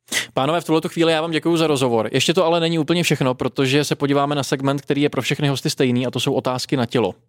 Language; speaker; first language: Czech; native; Czech